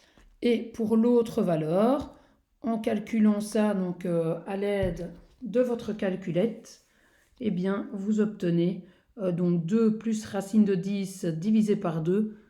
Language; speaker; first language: French; native; French